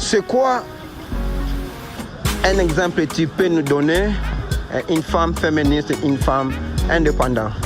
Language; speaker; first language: French; non-native, fluent; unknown